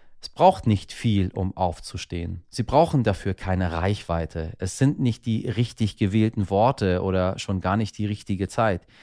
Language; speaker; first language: German; early bilingual, other home language; Persian